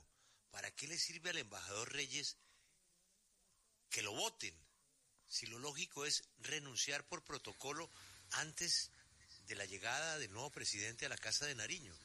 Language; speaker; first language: Spanish; native; Spanish